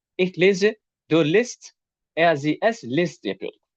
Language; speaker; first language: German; non-native, fluent; Turkish